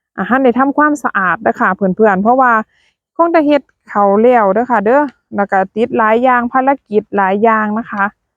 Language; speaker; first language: Thai; native; Thai